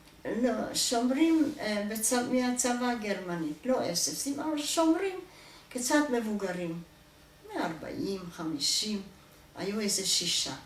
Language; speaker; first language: Hebrew; non-native, fluent; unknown